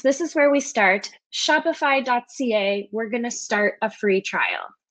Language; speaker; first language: English; native; English